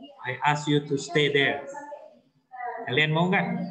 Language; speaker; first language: English; non-native, fluent; Indonesian